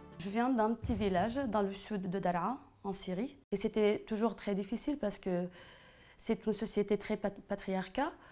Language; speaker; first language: French; non-native, fluent; Arabic